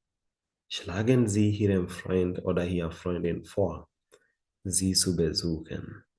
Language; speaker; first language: German; non-native, fluent; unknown